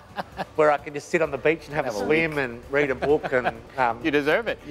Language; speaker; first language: English; native; English